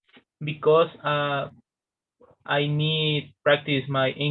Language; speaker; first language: English; non-native, learner; Spanish